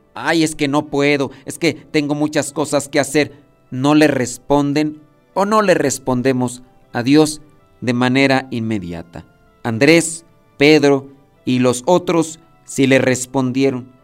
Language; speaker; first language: Spanish; native; Spanish